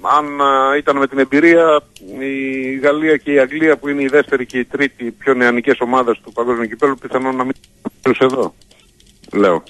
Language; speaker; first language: Greek; native; Greek